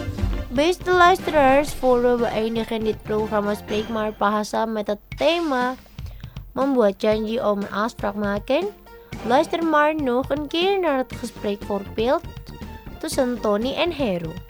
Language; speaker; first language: Dutch; non-native, learner; Indonesian